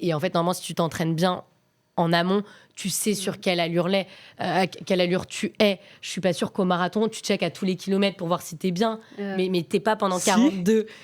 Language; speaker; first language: French; native; French